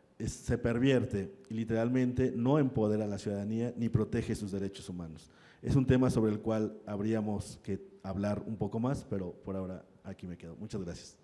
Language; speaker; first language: Spanish; native; Spanish